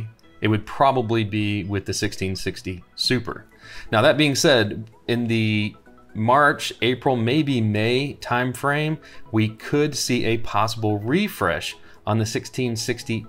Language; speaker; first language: English; native; English